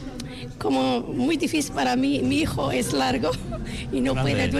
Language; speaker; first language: Spanish; non-native, learner; Arabic